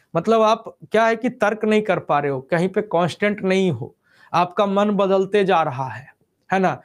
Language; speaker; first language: Hindi; native; Hindi